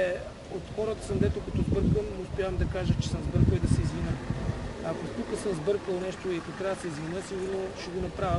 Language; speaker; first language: Bulgarian; native; Bulgarian